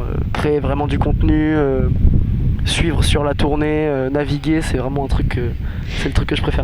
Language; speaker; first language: French; native; French